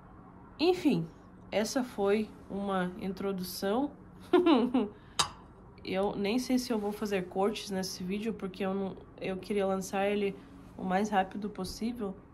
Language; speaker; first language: Portuguese; non-native, fluent; Russian